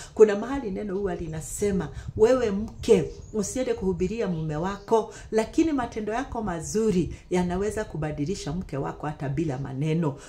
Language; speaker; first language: Swahili; non-native, local second language; Kikuyu